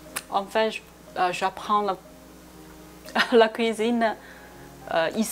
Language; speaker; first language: French; non-native, learner; Chinese